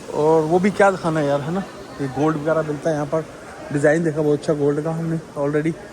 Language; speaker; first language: Hindi; native; Hindi